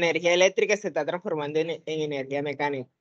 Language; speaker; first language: Spanish; native; Spanish